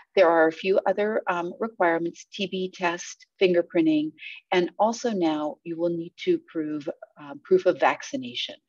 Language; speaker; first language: English; native; English